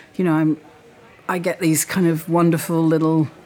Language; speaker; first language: English; native; English